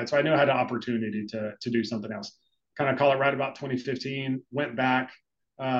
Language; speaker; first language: English; native; English